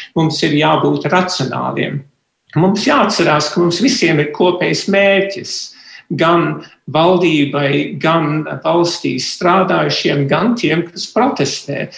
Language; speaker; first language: Latvian; early bilingual, heritage; Latvian